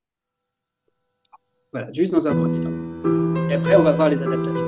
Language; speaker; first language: French; native; French